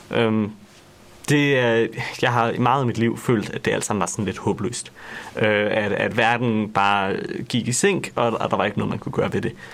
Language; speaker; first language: Danish; native; Danish